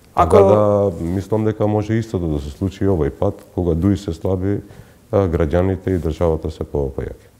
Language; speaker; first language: Macedonian; non-native, local second language; Albanian